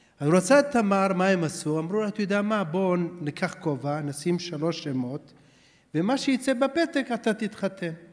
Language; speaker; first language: Hebrew; early bilingual, other home language; Persian